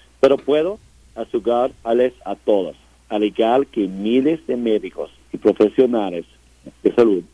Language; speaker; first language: Spanish; non-native, learner; English